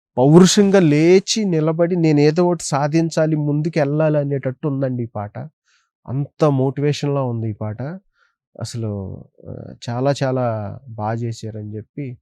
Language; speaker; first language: Telugu; native; Telugu